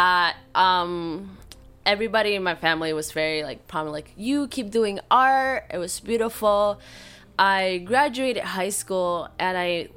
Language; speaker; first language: English; non-native, fluent; Spanish